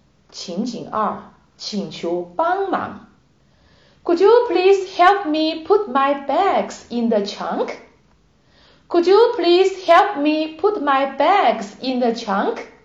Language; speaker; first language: English; non-native, fluent; Chinese